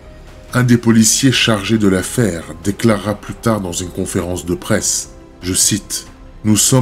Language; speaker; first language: French; native; French